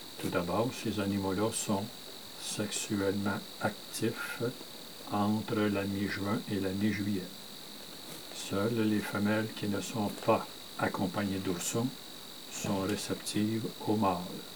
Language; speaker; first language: French; native; French